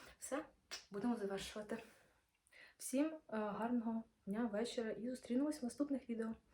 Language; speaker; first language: Ukrainian; non-native, local second language; Russian